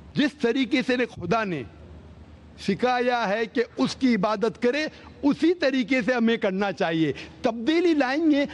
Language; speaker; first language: Urdu; non-native, local second language; Konkani